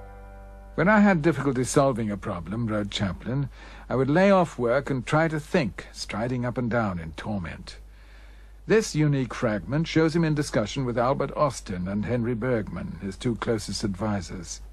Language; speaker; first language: English; native; English